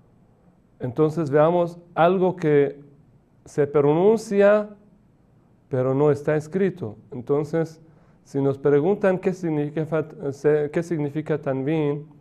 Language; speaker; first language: Spanish; non-native, fluent; Persian